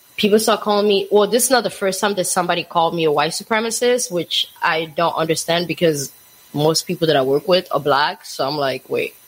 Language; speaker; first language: English; non-native, fluent; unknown